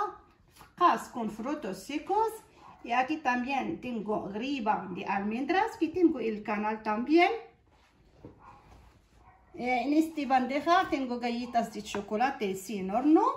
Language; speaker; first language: Spanish; non-native, learner; Arabic